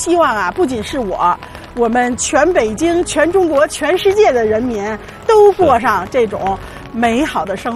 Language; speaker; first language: Chinese; native; Chinese